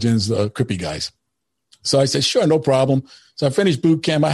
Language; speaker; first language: English; early bilingual, other home language; Spanish